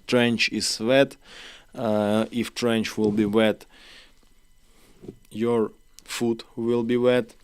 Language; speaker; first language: English; non-native, learner; Ukrainian